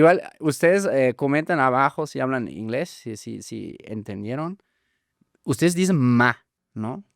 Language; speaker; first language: Spanish; non-native, fluent; German